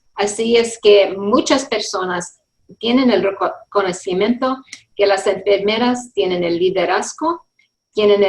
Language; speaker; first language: Spanish; early bilingual, heritage; English